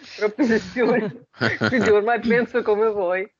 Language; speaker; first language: Italian; non-native, fluent; Russian